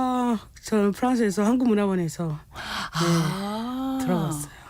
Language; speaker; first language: Korean; non-native, fluent; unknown